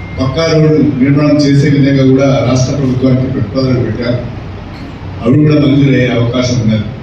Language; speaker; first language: Telugu; native; Telugu